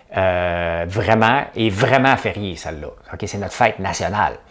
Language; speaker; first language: French; native; French